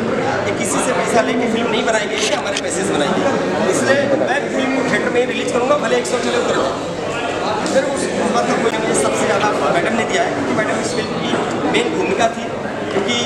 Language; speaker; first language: Hindi; native; Hindi